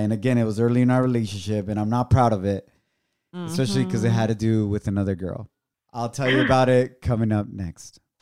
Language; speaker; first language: English; early bilingual, other home language; Spanish